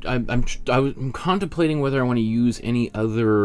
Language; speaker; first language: English; native; English